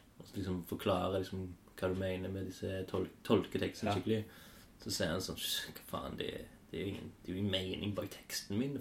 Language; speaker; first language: Norwegian; native; Norwegian